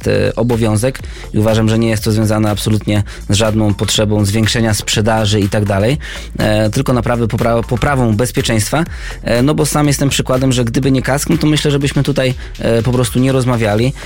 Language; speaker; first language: Polish; native; Polish